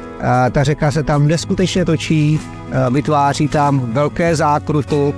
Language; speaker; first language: Czech; native; Czech